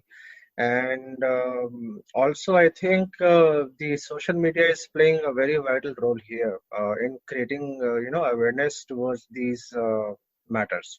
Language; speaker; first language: English; non-native, local second language; Hindi